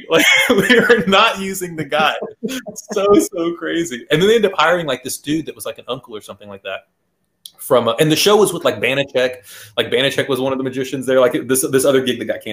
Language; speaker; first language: English; native; English